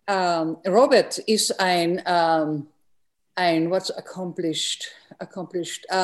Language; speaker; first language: German; non-native, fluent; English